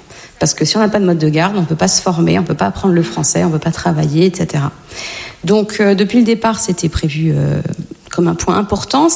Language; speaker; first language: French; native; French